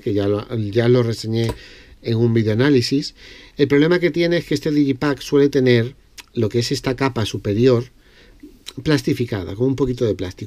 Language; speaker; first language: Spanish; native; Spanish